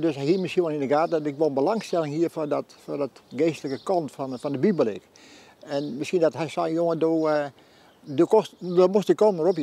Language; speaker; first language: Dutch; non-native, local second language; Western Frisian